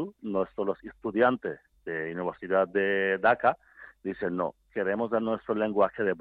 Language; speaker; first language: Spanish; non-native, learner; Bangla